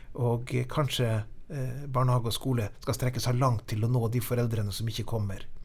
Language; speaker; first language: Norwegian; native; Norwegian